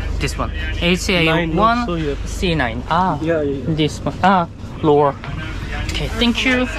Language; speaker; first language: English; non-native, learner; Korean